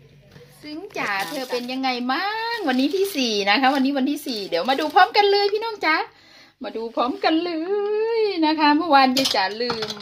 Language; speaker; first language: Thai; native; Thai